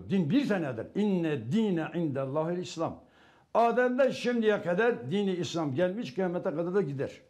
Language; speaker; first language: Turkish; non-native, local second language; Kurdish